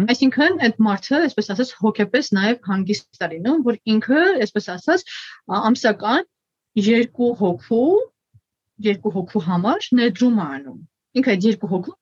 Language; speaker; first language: Armenian; native; Armenian